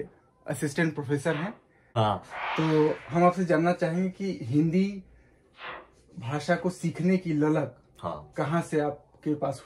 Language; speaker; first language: Hindi; native; Hindi